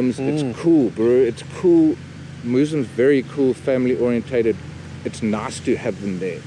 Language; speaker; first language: English; native; English